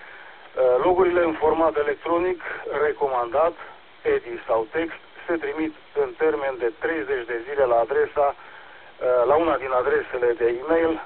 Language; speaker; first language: Romanian; native; Romanian